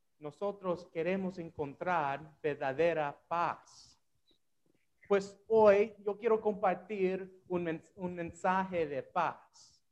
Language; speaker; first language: Spanish; non-native, learner; English